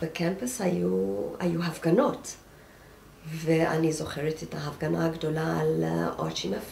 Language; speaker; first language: Hebrew; non-native, fluent; English